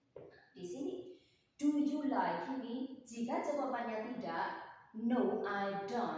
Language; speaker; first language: English; non-native, fluent; Indonesian